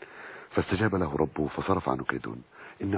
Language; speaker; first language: Arabic; native; Arabic